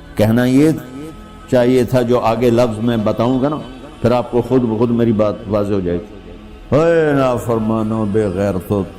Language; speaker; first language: Urdu; non-native, local second language; Punjabi